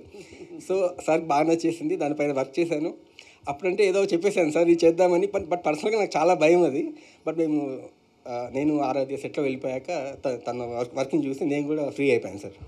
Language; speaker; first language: Telugu; native; Telugu